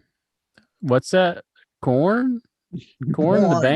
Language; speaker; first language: English; native; English